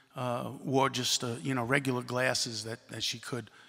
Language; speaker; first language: English; native; English